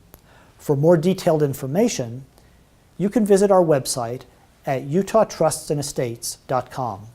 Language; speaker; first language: English; native; English